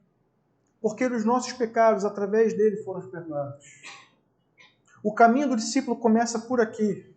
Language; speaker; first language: Portuguese; native; Portuguese